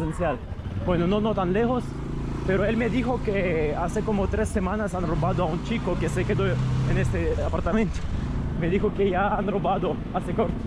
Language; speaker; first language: Spanish; non-native, fluent; Russian